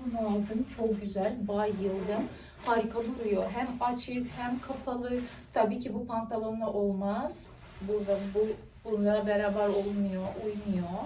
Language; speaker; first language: Turkish; non-native, fluent; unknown